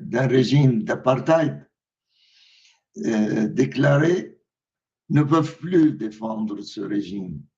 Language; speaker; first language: French; non-native, fluent; Arabic